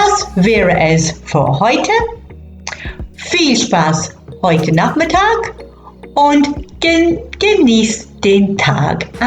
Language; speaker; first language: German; non-native, fluent; English